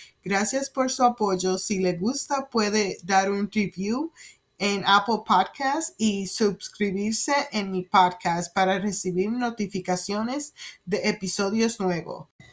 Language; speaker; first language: Spanish; early bilingual, heritage; Spanish